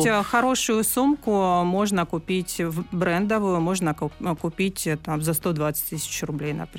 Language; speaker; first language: Russian; native; Russian